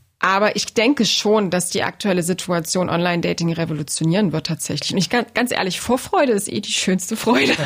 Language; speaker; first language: German; native; German